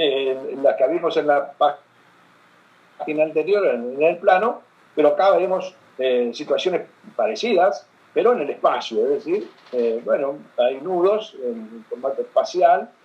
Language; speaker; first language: Spanish; native; Spanish